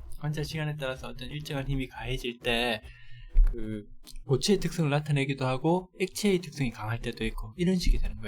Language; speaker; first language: Korean; native; Korean